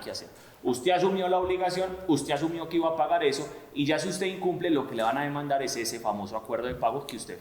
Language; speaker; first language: Spanish; native; Spanish